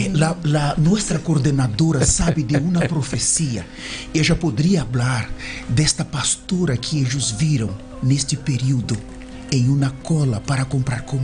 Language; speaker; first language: Spanish; non-native, learner; Portuguese